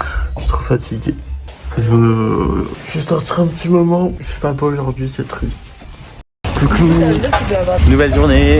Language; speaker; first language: French; native; French